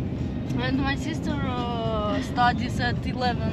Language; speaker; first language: English; non-native, learner; Russian